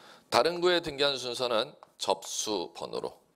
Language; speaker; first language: Korean; native; Korean